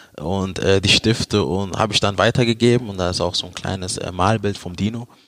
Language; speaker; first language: German; early bilingual, other home language; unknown